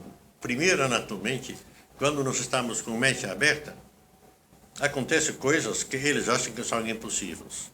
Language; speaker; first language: Portuguese; non-native, fluent; Dutch